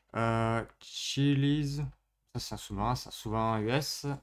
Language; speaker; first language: French; native; French